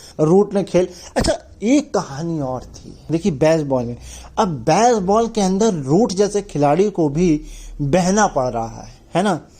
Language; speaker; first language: Hindi; native; Hindi